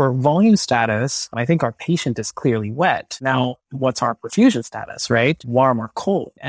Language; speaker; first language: English; non-native, local second language; Filipino